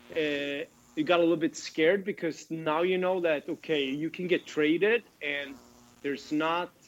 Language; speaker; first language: English; non-native, fluent; Swedish